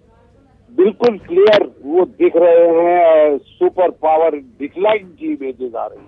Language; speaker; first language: Hindi; native; Hindi